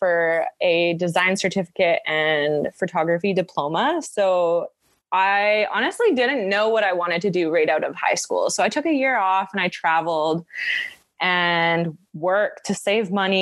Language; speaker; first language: English; native; English